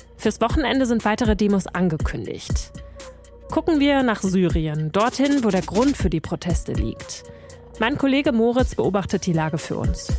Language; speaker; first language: German; native; German